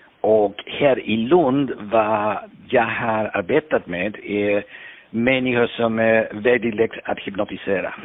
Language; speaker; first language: Swedish; non-native, fluent; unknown